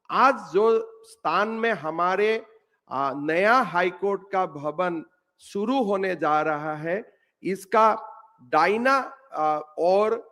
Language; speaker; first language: Hindi; non-native, local second language; Assamese